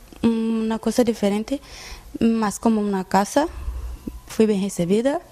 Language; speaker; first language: Spanish; non-native, learner; Portuguese